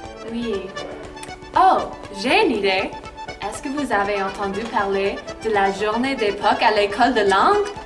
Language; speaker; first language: French; non-native, learner; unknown